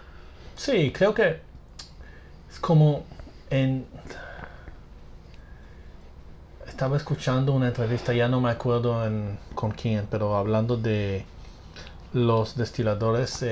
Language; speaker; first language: Spanish; non-native, fluent; English